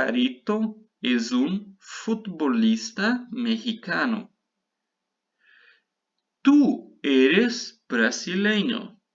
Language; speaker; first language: Spanish; non-native, fluent; Portuguese